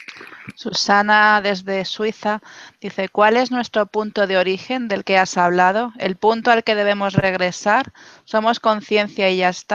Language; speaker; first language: Spanish; native; Spanish